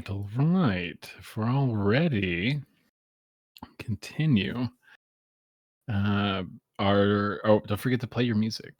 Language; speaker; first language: English; native; English